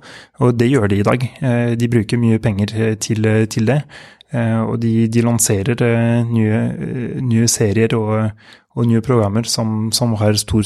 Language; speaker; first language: Norwegian; non-native, fluent; French